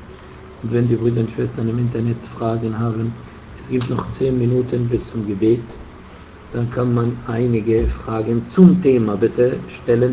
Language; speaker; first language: German; non-native, fluent; Arabic